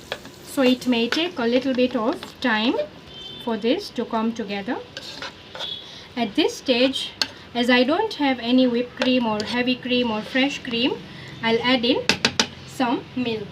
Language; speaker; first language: English; non-native, local second language; Gujarati